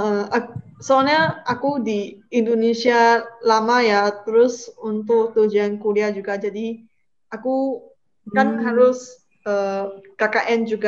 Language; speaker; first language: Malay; non-native, local second language; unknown